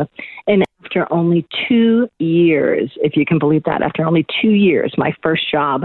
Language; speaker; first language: English; native; English